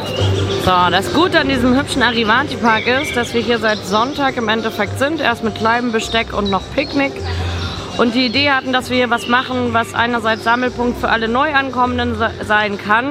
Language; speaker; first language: German; native; German